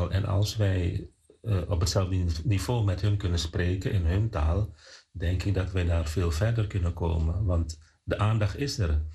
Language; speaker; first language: Dutch; non-native, fluent; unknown